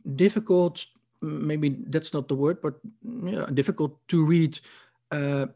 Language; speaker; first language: English; non-native, learner; Dutch